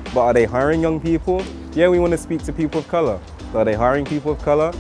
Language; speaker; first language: English; native; English